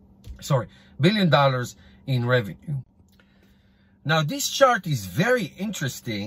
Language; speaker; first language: English; non-native, fluent; Hebrew